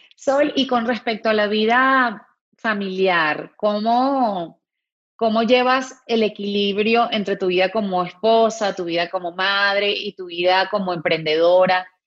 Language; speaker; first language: Spanish; native; Spanish